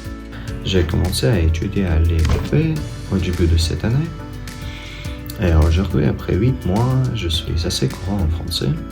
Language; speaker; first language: French; non-native, learner; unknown